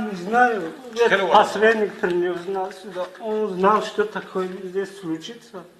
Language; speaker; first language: Russian; non-native, learner; Tajik